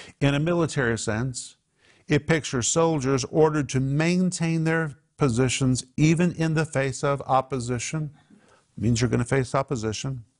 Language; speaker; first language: English; native; English